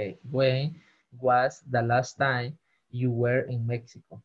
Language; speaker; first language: English; non-native, learner; Spanish